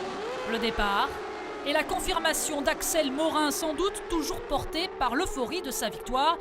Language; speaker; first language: French; native; French